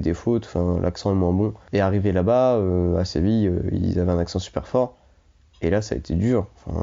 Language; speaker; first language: French; native; French